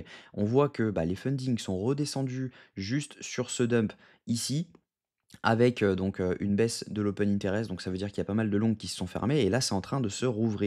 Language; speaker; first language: French; native; French